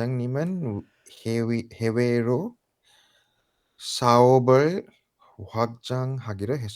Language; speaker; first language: Korean; non-native, learner; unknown